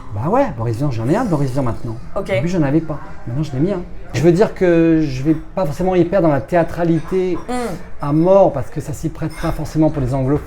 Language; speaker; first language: French; native; French